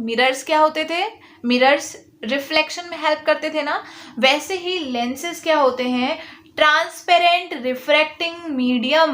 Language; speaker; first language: Hindi; native; Hindi